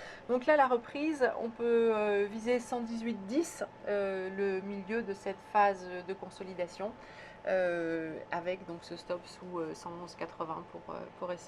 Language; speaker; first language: French; native; French